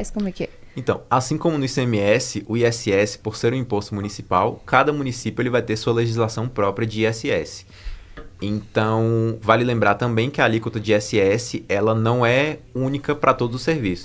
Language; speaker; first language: Portuguese; native; Portuguese